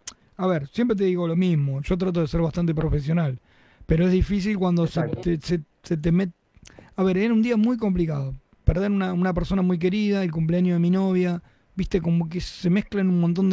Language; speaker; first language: Spanish; native; Spanish